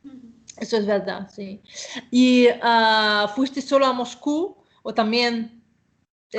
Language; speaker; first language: Spanish; non-native, fluent; Russian